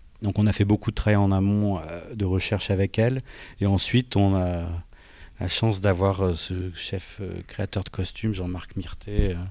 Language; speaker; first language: French; native; French